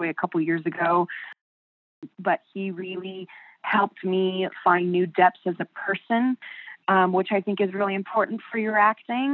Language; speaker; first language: English; native; English